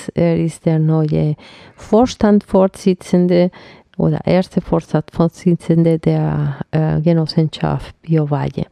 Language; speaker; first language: German; non-native, fluent; Spanish